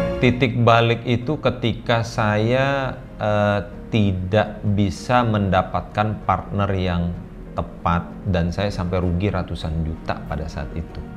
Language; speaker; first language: Indonesian; non-native, local second language; Minangkabau